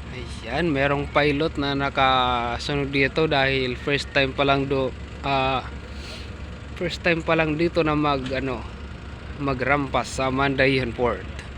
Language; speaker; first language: Filipino; non-native, local second language; Waray